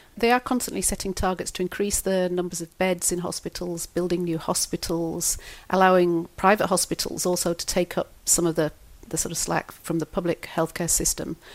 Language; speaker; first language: English; native; English